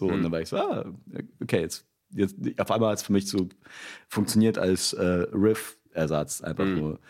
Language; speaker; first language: German; early bilingual, other home language; Russian